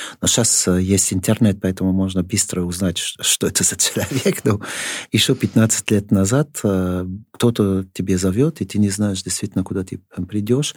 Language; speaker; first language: Russian; non-native, fluent; French